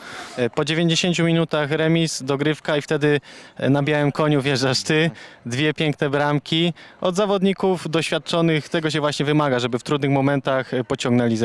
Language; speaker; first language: Polish; native; Polish